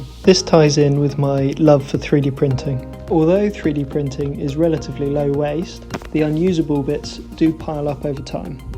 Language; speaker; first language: English; native; English